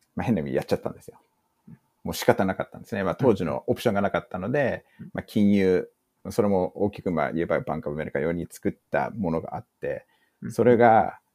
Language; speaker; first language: Japanese; early bilingual, heritage; English